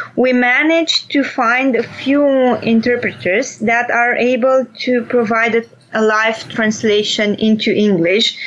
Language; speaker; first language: English; non-native, fluent; Romanian